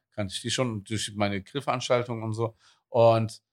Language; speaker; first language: German; native; German